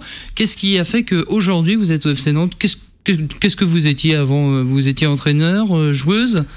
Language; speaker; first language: French; native; French